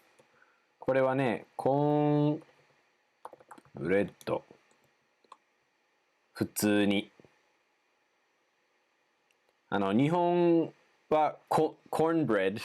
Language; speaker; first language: Japanese; non-native, fluent; English